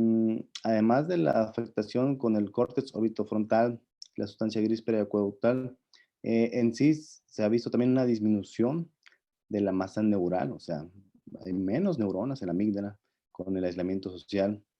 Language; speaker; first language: Spanish; native; Spanish